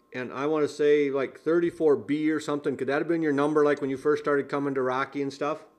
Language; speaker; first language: English; native; English